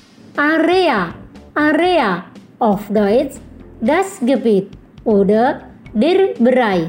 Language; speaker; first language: German; non-native, fluent; Indonesian